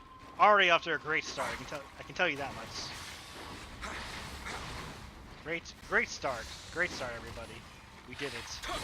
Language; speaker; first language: English; native; English